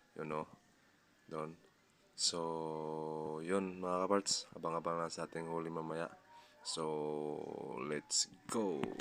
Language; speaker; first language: Filipino; non-native, local second language; Waray